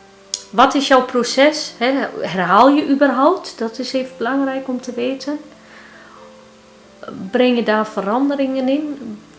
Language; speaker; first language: Dutch; early bilingual, heritage; Turkish